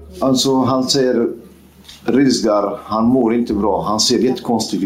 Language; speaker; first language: Swedish; non-native, fluent; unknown